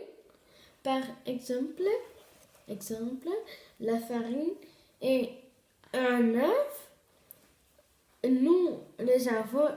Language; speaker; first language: French; non-native, learner; Dutch